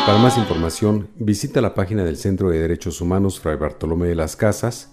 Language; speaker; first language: Spanish; native; Spanish